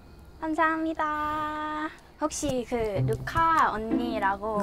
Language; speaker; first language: Korean; non-native, fluent; Japanese